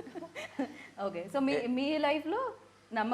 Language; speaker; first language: Telugu; native; Telugu